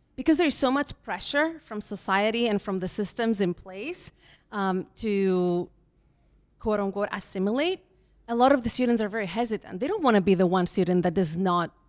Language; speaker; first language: English; non-native, fluent; Greek